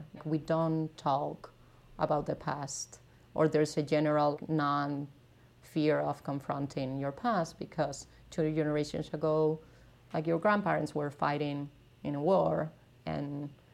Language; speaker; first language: English; non-native, fluent; Spanish